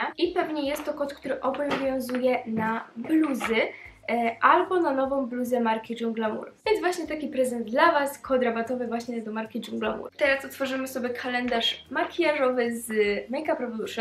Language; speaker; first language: Polish; native; Polish